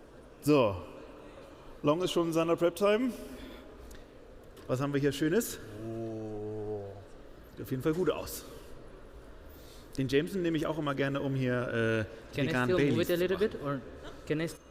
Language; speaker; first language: German; native; German